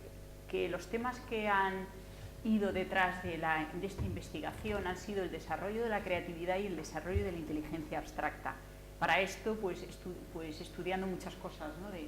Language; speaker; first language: Spanish; native; Spanish